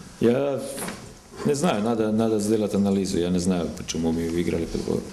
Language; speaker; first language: Russian; non-native, learner; Serbian